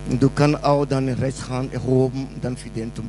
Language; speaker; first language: German; non-native, learner; French